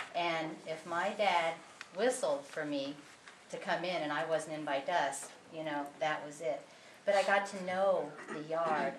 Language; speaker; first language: English; native; English